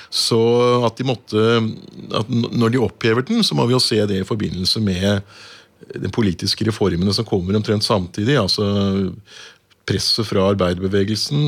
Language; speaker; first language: Norwegian; native; Norwegian